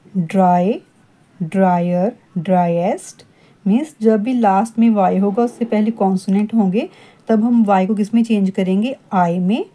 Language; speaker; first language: Hindi; non-native, local second language; Punjabi